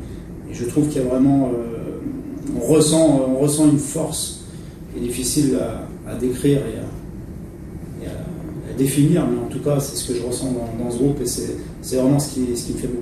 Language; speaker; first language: French; native; French